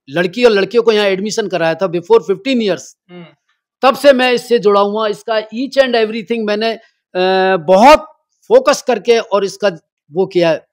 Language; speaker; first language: Hindi; native; Hindi